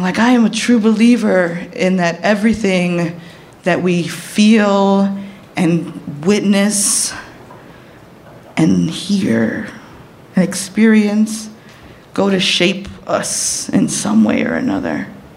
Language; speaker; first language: English; early bilingual, other home language; Spanish